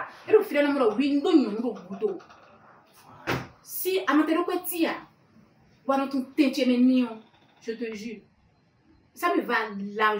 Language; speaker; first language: French; non-native, local second language; Fon